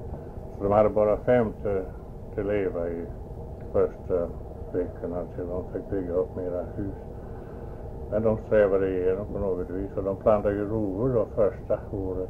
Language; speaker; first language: Swedish; early bilingual, heritage; Swedish